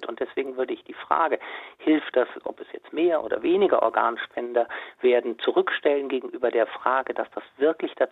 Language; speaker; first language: German; native; German